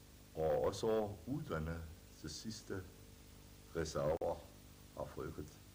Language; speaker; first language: Danish; non-native, fluent; German